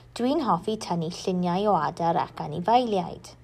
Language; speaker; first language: Welsh; non-native, learner; English